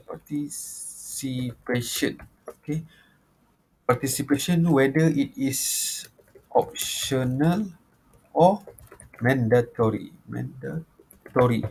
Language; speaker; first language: English; non-native, local second language; Malay